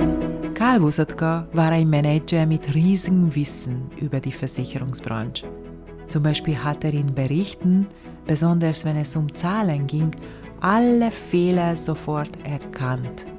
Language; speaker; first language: German; non-native, fluent; Hungarian